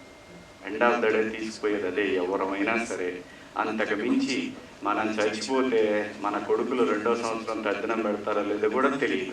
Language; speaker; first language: Telugu; native; Telugu